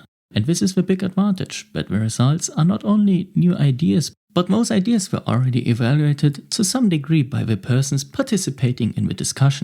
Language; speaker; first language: English; non-native, fluent; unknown